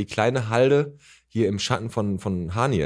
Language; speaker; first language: German; native; German